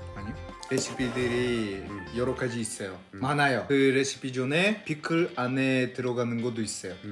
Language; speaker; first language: Korean; non-native, fluent; Russian